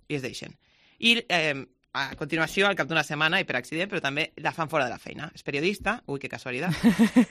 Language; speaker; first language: Catalan; non-native, local second language; Spanish